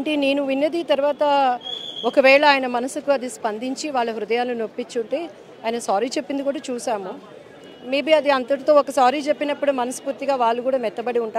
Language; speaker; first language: Telugu; native; Telugu